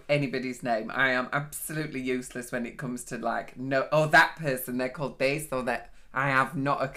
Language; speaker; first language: English; native; English